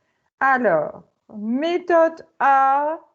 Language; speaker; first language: French; native; French